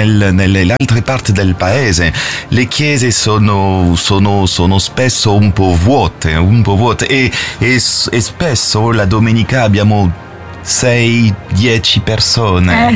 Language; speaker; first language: Italian; non-native, fluent; French